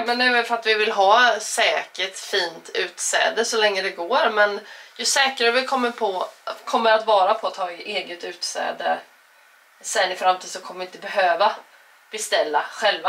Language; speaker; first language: Swedish; native; Swedish